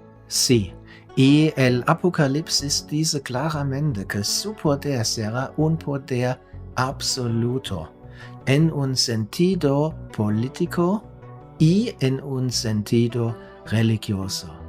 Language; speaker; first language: Spanish; non-native, fluent; German